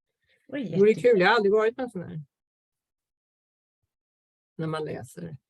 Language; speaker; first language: Swedish; native; Swedish